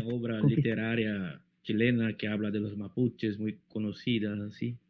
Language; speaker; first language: Spanish; non-native, learner; Portuguese